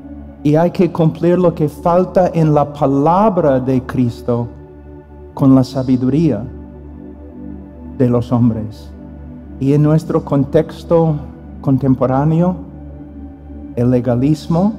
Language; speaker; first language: Spanish; non-native, fluent; English